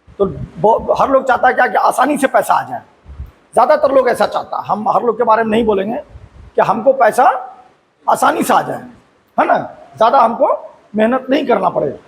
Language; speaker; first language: Hindi; native; Hindi